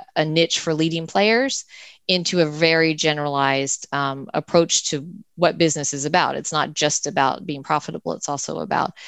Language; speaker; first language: English; native; English